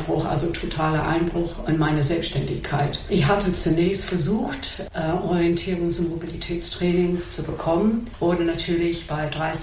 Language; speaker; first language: German; non-native, fluent; English